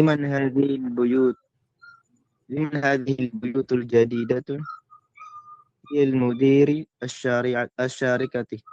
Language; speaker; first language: Arabic; non-native, learner; Filipino